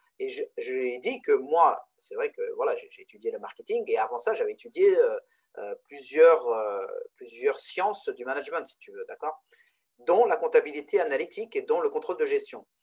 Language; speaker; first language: French; non-native, local second language; Arabic